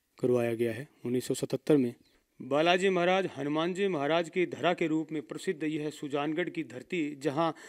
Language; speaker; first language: Hindi; native; Hindi